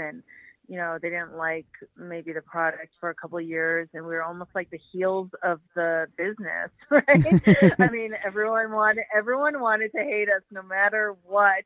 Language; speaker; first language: English; native; English